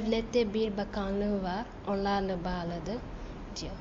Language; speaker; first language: Turkish; non-native, learner; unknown